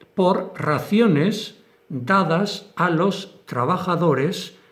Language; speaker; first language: Spanish; non-native, local second language; Basque